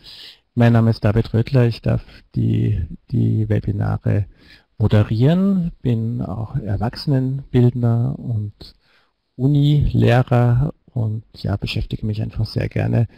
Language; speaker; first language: German; native; German